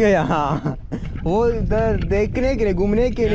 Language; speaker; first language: Hindi; non-native, learner; Malayalam